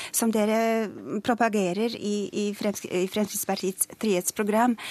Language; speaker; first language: Norwegian; non-native, fluent; Polish